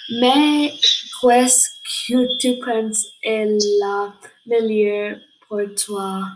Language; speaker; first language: French; non-native, learner; English